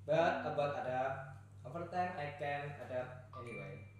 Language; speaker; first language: English; non-native, learner; Indonesian